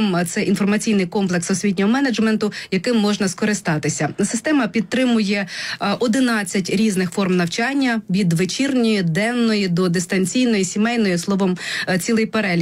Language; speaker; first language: Ukrainian; native; Ukrainian